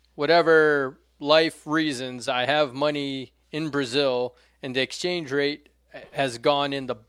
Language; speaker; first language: English; non-native, fluent; Portuguese